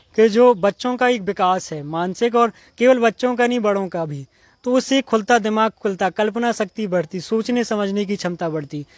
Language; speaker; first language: Hindi; native; Hindi